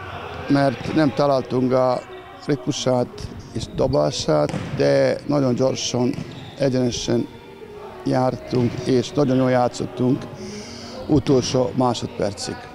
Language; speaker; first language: Hungarian; non-native, fluent; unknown